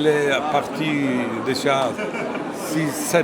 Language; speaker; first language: French; non-native, fluent; Spanish